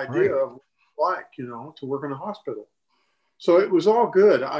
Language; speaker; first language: English; native; English